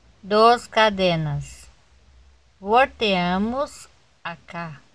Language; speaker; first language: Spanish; non-native, learner; Portuguese